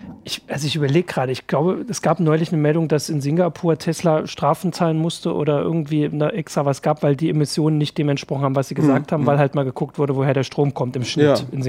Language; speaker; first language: German; native; German